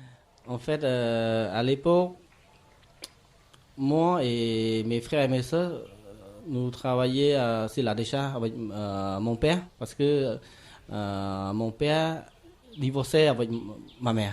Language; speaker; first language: French; non-native, learner; Khmer